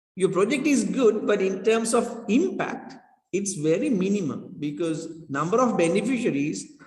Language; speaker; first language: English; non-native, local second language; Sinhala